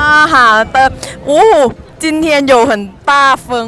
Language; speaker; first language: Chinese; non-native, fluent; Thai